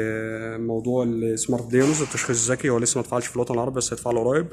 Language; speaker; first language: Arabic; native; Arabic